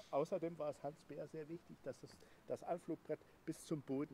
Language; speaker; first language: German; native; German